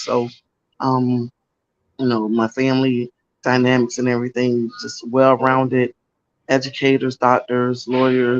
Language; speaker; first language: English; native; English